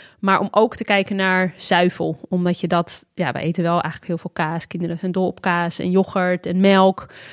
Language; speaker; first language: Dutch; native; Dutch